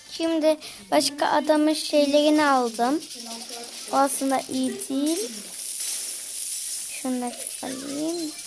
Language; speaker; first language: Turkish; early bilingual, heritage; Turkish